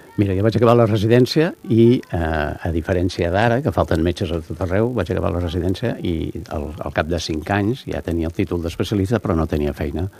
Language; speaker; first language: Catalan; native; Catalan